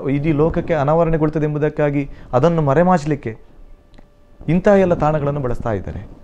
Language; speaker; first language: Kannada; non-native, local second language; Tulu